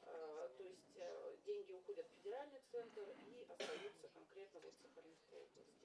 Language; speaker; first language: Russian; native; Russian